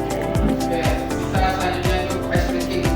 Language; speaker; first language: Indonesian; native; Indonesian